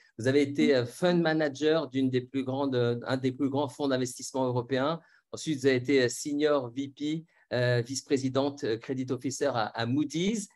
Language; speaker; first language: French; native; French